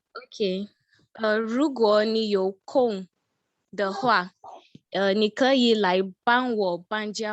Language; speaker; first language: Chinese; non-native, learner; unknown